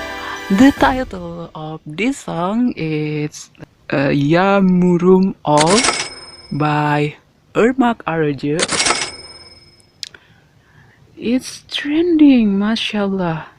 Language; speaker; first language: English; non-native, learner; Indonesian